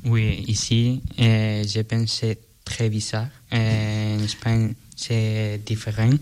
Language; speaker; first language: French; non-native, learner; Spanish